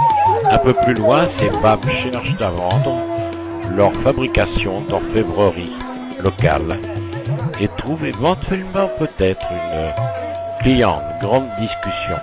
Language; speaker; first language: French; native; French